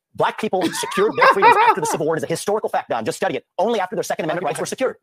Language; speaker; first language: English; early bilingual, other home language; Hindi